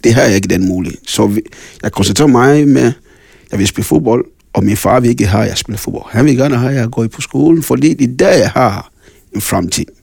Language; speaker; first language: Danish; non-native, fluent; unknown